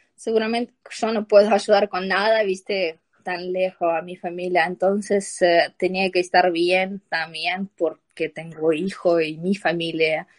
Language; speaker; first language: Spanish; non-native, learner; Ukrainian